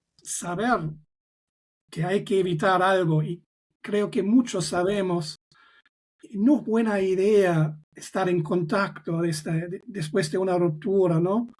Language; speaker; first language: Spanish; non-native, fluent; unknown